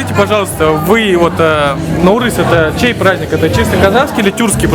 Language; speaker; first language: Russian; native; Russian